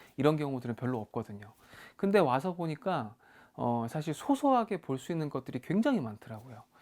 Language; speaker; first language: Korean; native; Korean